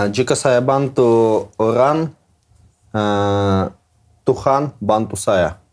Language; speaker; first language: Indonesian; non-native, learner; Russian